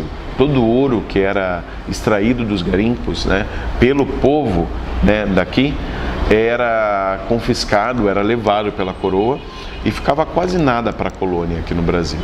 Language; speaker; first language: Portuguese; native; Portuguese